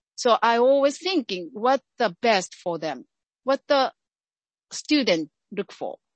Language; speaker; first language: English; non-native, fluent; Japanese